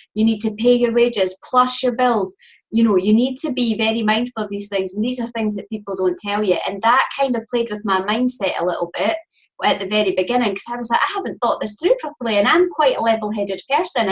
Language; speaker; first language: English; native; English